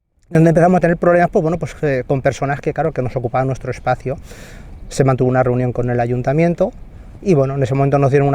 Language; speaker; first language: Spanish; native; Spanish